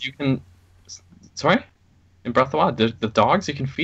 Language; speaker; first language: English; native; English